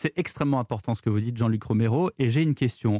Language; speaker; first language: French; native; French